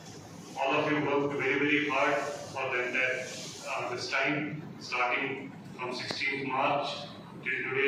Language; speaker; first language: English; non-native, local second language; Telugu